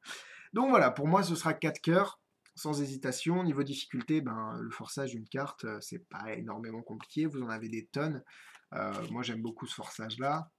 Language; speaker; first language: French; native; French